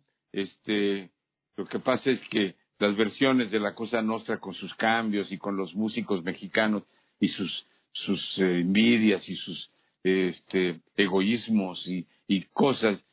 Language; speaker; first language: Spanish; native; Spanish